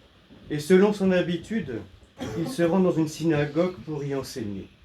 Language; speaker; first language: French; native; French